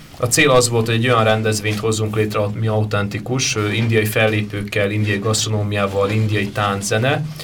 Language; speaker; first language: Hungarian; native; Hungarian